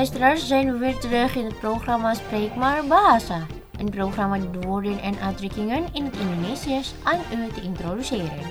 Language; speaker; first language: Dutch; non-native, fluent; Indonesian